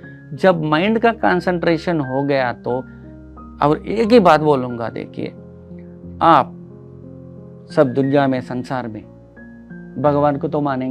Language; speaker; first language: Hindi; non-native, local second language; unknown